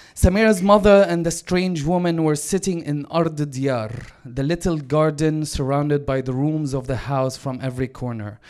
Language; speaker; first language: English; non-native, fluent; Arabic